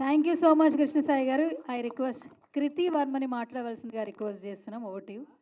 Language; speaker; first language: Telugu; native; Telugu